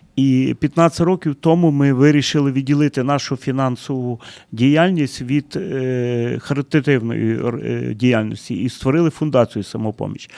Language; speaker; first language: Ukrainian; early bilingual, heritage; Ukrainian